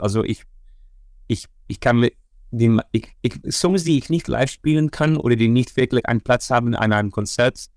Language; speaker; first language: German; non-native, learner; Dutch